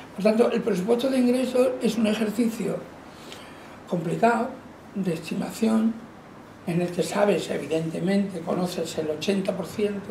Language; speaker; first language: Spanish; non-native, local second language; Catalan